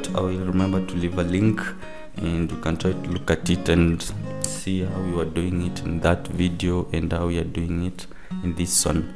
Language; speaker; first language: English; non-native, local second language; Swahili